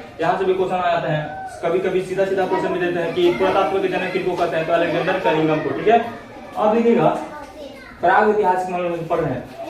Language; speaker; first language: Hindi; native; Hindi